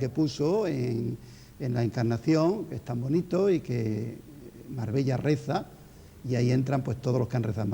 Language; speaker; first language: Spanish; native; Spanish